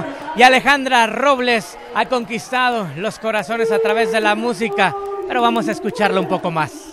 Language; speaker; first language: Spanish; native; Spanish